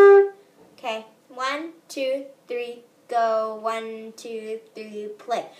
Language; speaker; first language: English; native; English